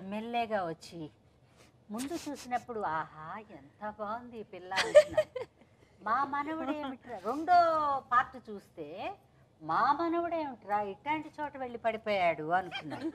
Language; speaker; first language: Telugu; native; Telugu